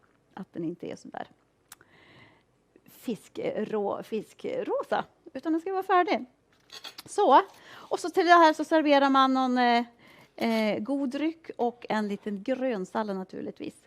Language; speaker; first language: Swedish; native; Swedish